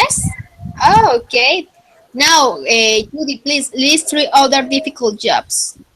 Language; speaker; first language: English; non-native, fluent; Spanish